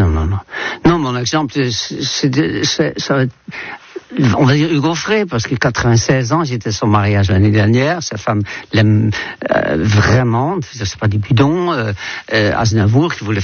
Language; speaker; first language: French; non-native, fluent; Dutch